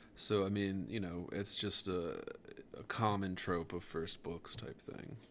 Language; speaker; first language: English; native; English